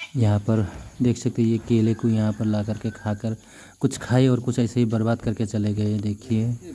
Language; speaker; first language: Hindi; non-native, local second language; Nepali